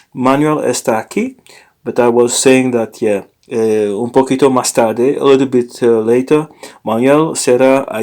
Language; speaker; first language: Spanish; non-native, learner; English